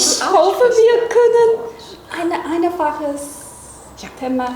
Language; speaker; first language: German; non-native, learner; Chinese